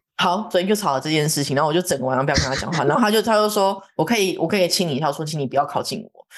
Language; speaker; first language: Chinese; native; Chinese